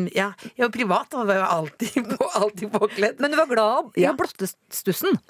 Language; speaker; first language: Norwegian; native; Norwegian